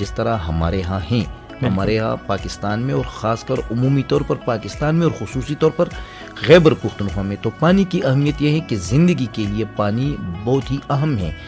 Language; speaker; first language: Urdu; non-native, local second language; Pashto